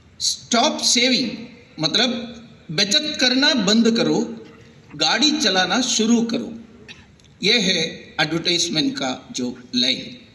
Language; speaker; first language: Hindi; non-native, local second language; Malayalam